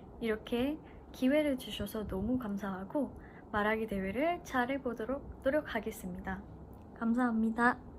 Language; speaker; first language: Korean; non-native, fluent; Malay